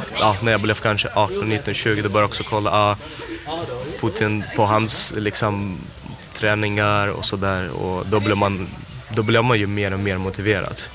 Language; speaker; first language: Swedish; early bilingual, other home language; Russian